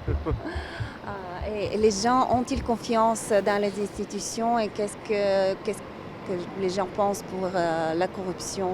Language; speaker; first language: French; non-native, fluent; Bulgarian